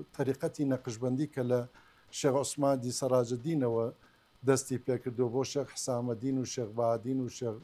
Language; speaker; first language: Central Kurdish; non-native, local second language; Gurani